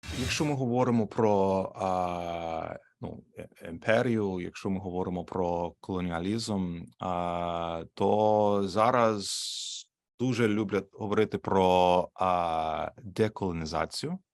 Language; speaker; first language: Ukrainian; non-native, learner; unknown